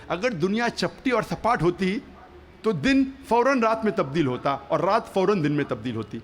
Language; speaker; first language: Urdu; native; Urdu